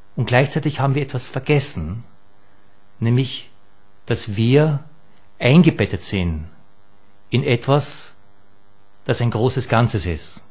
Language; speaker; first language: German; native; German